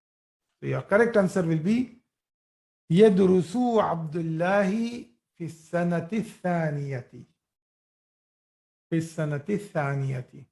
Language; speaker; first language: Arabic; non-native, fluent; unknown